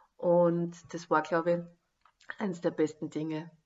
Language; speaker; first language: German; native; German